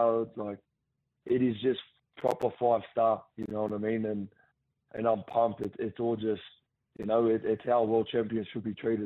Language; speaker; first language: English; native; English